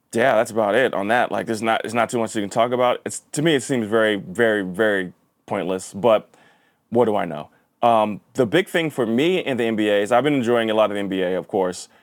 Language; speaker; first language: English; native; English